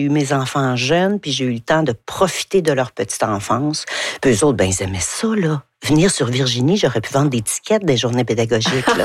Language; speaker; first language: French; native; French